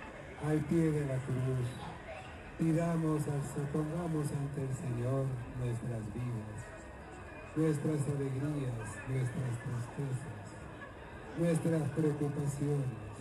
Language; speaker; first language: Spanish; native; Spanish